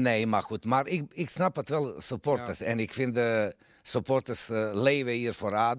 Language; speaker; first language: Dutch; non-native, fluent; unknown